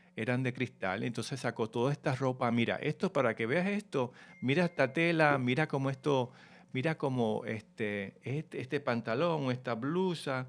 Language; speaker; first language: Spanish; native; Spanish